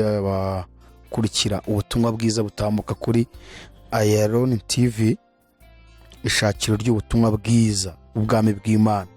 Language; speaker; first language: Kinyarwanda; native; Kinyarwanda